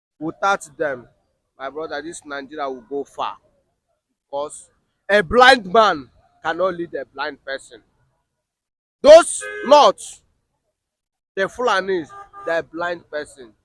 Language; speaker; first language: Nigerian Pidgin; non-native, local second language; Igbo